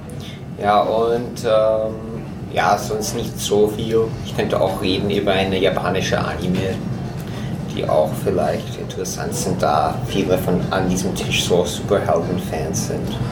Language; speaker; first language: German; non-native, fluent; English